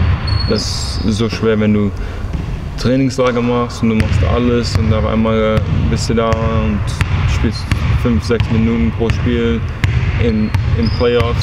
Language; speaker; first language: German; early bilingual, heritage; English